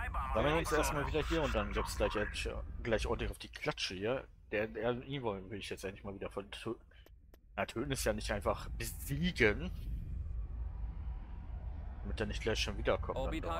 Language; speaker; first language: German; native; German